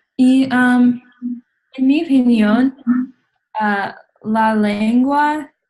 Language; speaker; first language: Spanish; non-native, learner; English